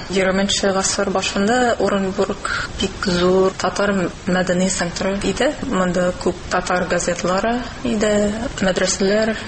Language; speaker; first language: Tatar; non-native, fluent; English